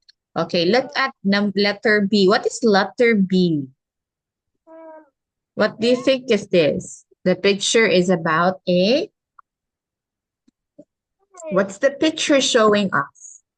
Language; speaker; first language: English; non-native, local second language; Filipino